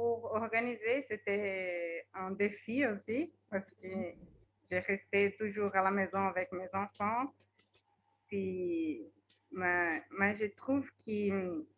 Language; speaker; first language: French; non-native, fluent; Portuguese